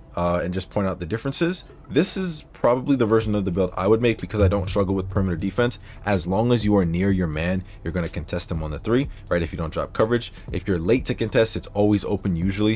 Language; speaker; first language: English; native; English